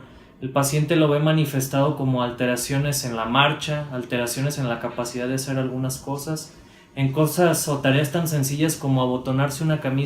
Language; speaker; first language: Spanish; native; Spanish